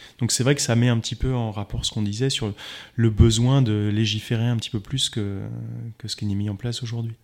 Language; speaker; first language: French; native; French